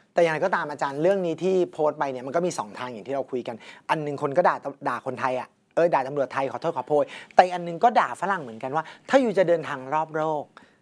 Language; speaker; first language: Thai; native; Thai